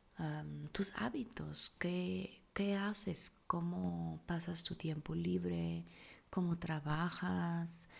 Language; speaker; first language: Spanish; non-native, fluent; German